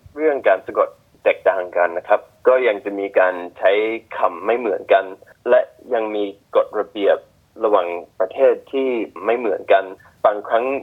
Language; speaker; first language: Thai; non-native, fluent; English